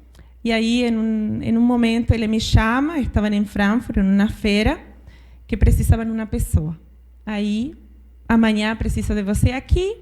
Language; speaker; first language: Portuguese; non-native, fluent; Spanish